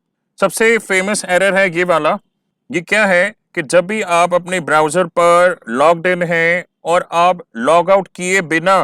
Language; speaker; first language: Hindi; native; Hindi